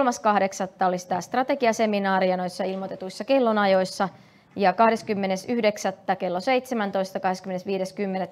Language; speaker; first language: Finnish; native; Finnish